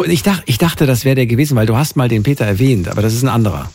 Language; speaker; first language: German; native; German